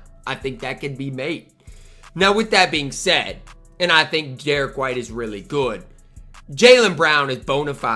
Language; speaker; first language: English; native; English